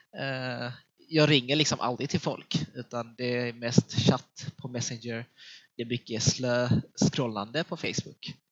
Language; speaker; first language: Swedish; early bilingual, other home language; Vietnamese